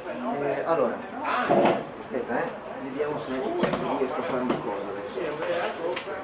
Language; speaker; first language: Italian; native; Italian